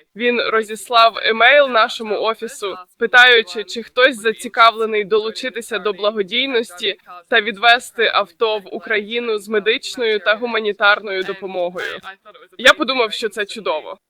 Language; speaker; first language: Ukrainian; non-native, fluent; English